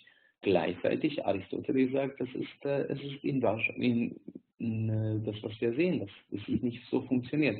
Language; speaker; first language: German; non-native, fluent; Hungarian